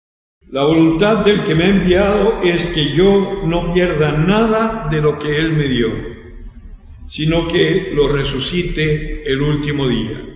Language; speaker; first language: Spanish; native; Spanish